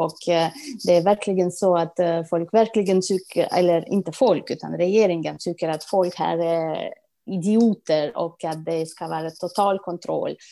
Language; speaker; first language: Swedish; non-native, fluent; Russian